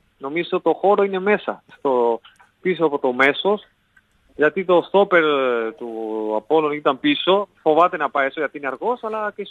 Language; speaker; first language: Greek; non-native, learner; Spanish